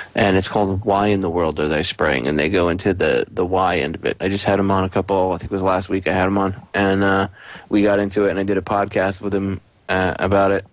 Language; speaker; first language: English; native; English